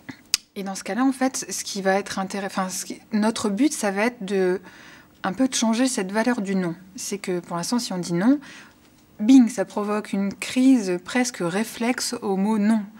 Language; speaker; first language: French; native; French